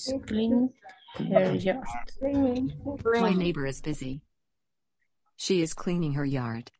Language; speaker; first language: English; non-native, learner; Spanish